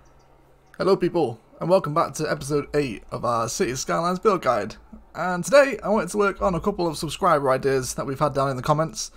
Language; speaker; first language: English; native; English